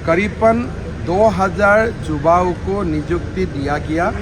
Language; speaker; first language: Hindi; non-native, local second language; Assamese